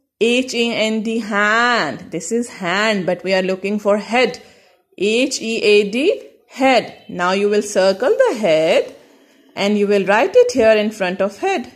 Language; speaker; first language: English; non-native, local second language; Urdu